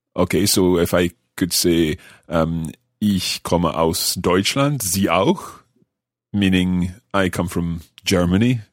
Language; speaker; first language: German; non-native, learner; English